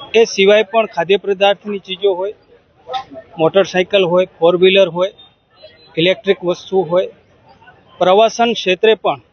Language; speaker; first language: Gujarati; native; Gujarati